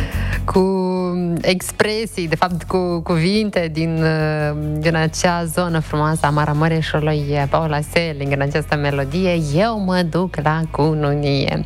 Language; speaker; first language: Romanian; native; Romanian